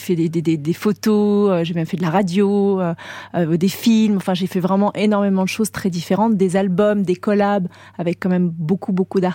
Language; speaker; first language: French; native; French